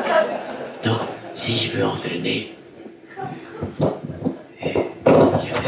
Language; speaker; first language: French; non-native, fluent; Dutch